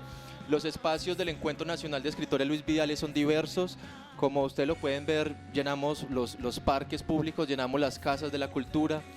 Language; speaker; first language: Spanish; native; Spanish